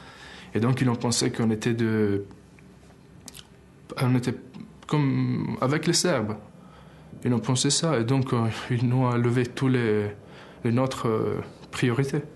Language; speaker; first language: French; early bilingual, other home language; Albanian